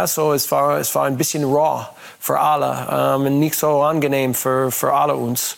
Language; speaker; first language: German; non-native, learner; English